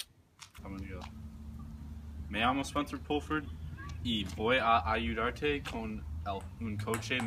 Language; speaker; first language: Spanish; non-native, learner; English